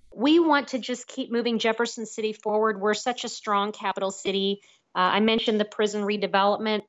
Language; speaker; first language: English; native; English